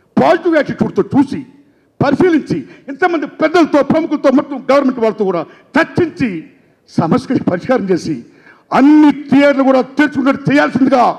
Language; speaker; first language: Telugu; native; Telugu